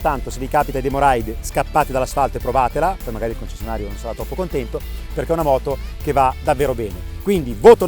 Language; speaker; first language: Italian; native; Italian